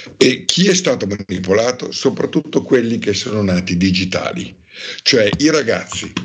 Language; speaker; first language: Italian; native; Italian